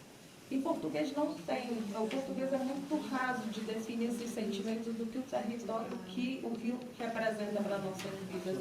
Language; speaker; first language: Portuguese; non-native, local second language; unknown